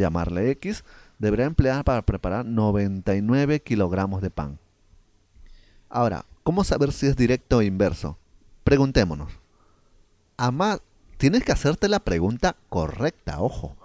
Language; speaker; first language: Spanish; native; Spanish